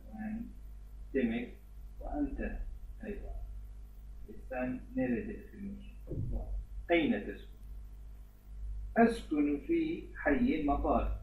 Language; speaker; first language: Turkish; non-native, fluent; Arabic